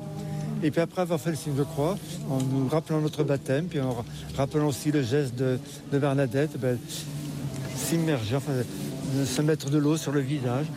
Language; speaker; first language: French; native; French